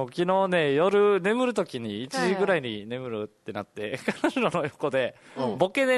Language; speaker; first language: Japanese; native; Japanese